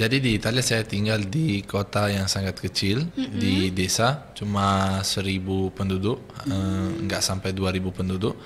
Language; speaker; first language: Indonesian; non-native, fluent; Italian